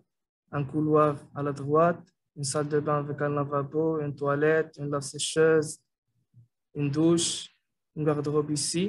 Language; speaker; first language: French; non-native, local second language; Arabic